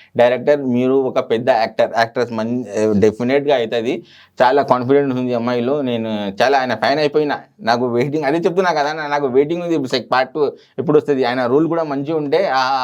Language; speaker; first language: Telugu; non-native, local second language; Urdu